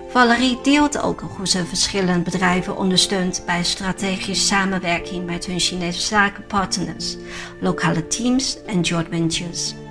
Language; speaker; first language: Dutch; non-native, fluent; Chinese